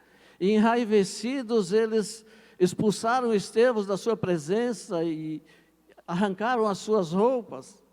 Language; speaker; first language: Portuguese; native; Portuguese